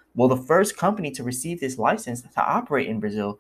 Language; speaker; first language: English; native; English